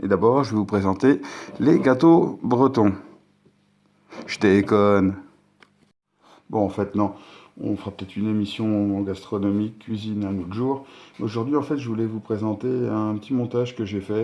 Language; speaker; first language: French; native; French